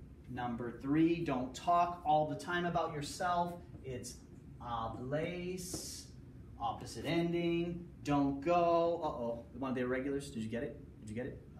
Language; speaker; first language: English; native; English